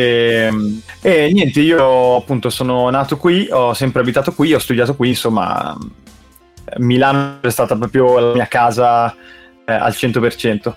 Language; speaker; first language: Italian; native; Italian